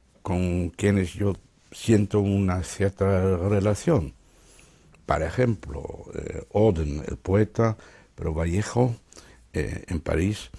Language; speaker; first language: Spanish; non-native, fluent; Dutch